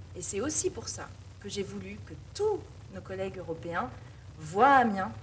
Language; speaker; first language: French; native; French